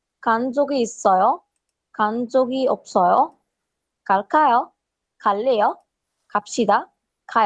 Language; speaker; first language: Korean; non-native, learner; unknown